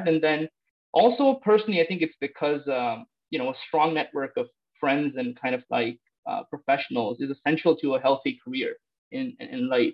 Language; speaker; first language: English; non-native, local second language; Punjabi